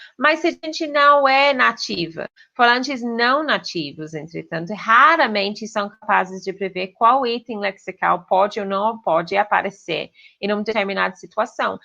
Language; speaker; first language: Portuguese; non-native, fluent; English